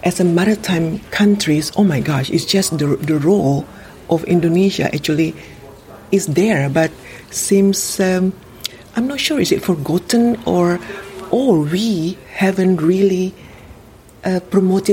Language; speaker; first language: English; non-native, fluent; Indonesian